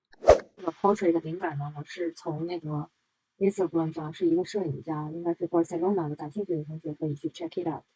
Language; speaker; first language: Chinese; native; Chinese